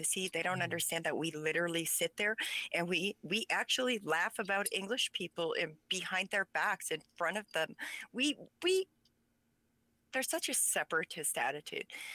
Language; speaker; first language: English; early bilingual, other home language; Pennsylvania German